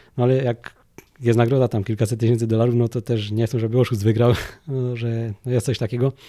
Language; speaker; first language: Polish; native; Polish